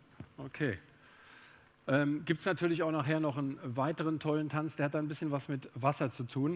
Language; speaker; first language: German; native; German